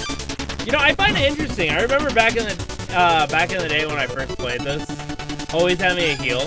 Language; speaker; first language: English; native; English